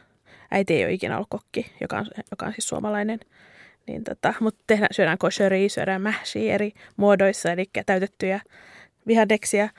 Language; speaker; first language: Finnish; native; Finnish